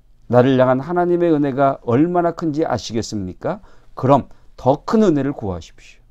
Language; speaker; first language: Korean; native; Korean